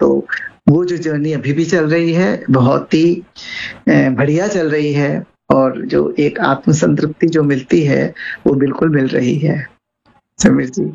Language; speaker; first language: Hindi; non-native, local second language; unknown